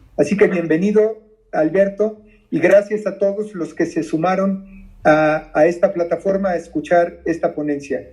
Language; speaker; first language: Spanish; native; Spanish